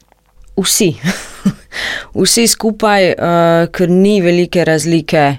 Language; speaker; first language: Slovenian; non-native, learner; Croatian